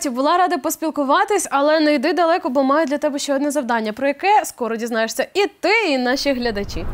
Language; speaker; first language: Ukrainian; native; Ukrainian